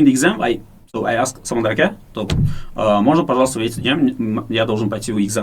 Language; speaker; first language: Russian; non-native, local second language; Uzbek